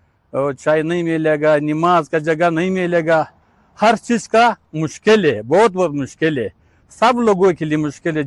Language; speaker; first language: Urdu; non-native, local second language; Pashto